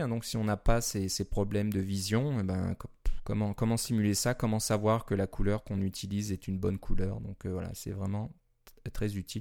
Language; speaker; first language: French; native; French